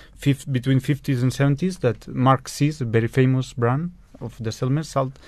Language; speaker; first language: English; non-native, learner; Spanish